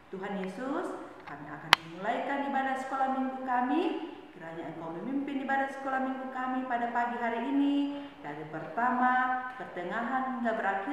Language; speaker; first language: Indonesian; native; Indonesian